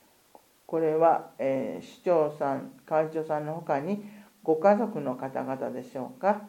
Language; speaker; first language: Japanese; native; Japanese